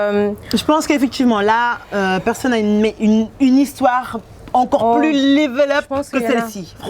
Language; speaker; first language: French; native; French